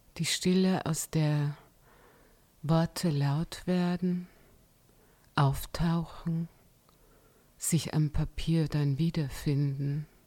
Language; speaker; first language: German; native; German